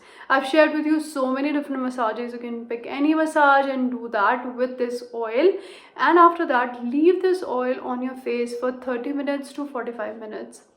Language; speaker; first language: English; non-native, local second language; Hindi